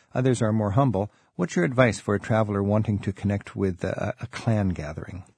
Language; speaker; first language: English; native; English